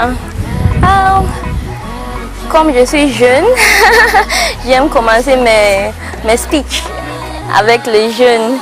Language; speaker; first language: French; non-native, local second language; English